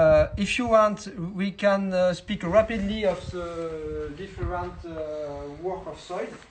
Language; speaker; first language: English; non-native, learner; French